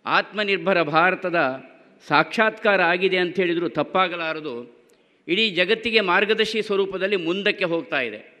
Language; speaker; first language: Kannada; non-native, local second language; Tulu